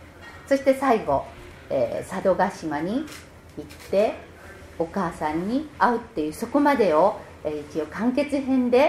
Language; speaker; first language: Japanese; native; Japanese